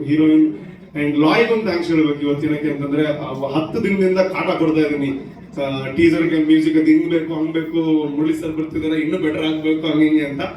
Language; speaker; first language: Kannada; non-native, local second language; Tulu